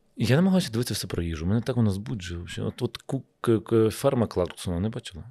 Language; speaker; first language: Ukrainian; native; Ukrainian